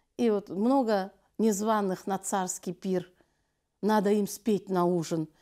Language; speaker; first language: Russian; non-native, local second language; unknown